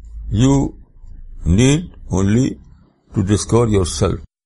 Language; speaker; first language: English; non-native, local second language; Urdu